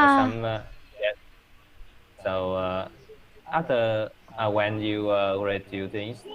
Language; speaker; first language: English; non-native, learner; Vietnamese